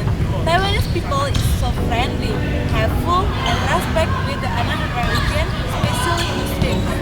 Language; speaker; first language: English; non-native, learner; Indonesian